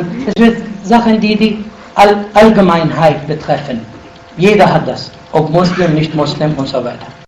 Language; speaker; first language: German; non-native, fluent; Arabic